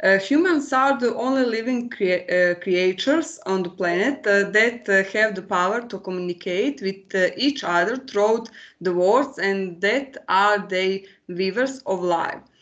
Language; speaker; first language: English; non-native, learner; Croatian